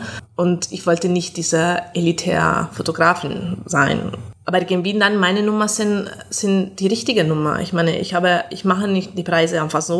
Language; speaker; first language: German; non-native, fluent; Italian